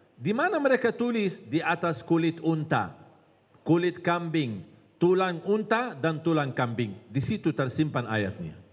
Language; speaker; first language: Indonesian; non-native, fluent; Arabic